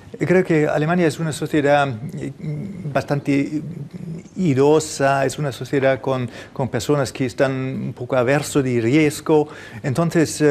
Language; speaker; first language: Spanish; non-native, fluent; German